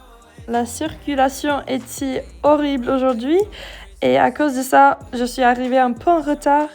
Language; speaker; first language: French; non-native, learner; English